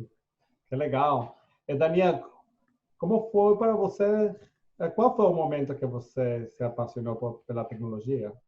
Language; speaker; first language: Portuguese; non-native, fluent; Spanish